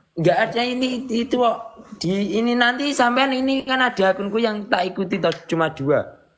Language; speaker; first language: Indonesian; non-native, local second language; Javanese